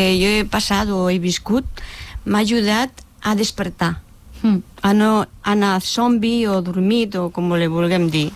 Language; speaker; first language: Catalan; non-native, local second language; Spanish